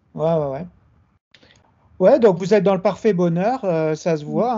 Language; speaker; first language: French; native; French